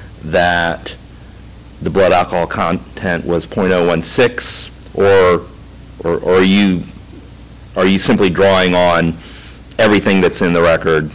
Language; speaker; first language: English; native; English